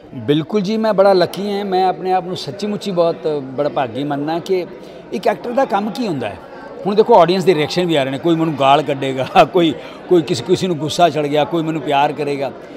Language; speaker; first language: Hindi; non-native, local second language; Punjabi